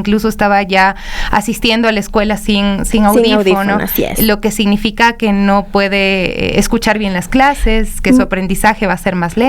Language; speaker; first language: Spanish; native; Spanish